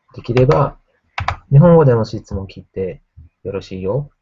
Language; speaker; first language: Japanese; non-native, learner; English